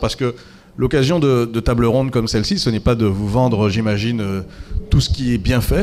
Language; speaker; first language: French; native; French